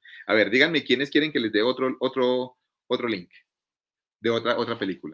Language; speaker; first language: Spanish; native; Spanish